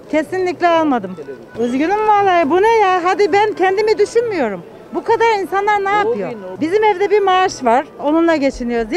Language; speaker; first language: Turkish; native; Turkish